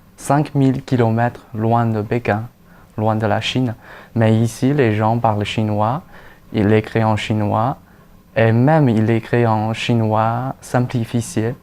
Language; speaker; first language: French; non-native, fluent; Chinese